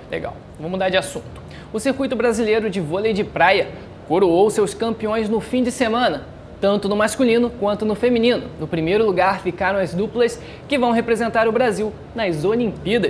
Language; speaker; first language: Portuguese; native; Portuguese